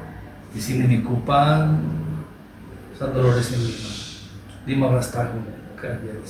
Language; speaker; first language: Indonesian; non-native, learner; Spanish